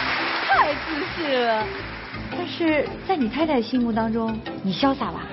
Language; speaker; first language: Chinese; native; Chinese